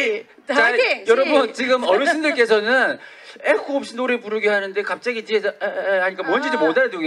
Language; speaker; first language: Korean; native; Korean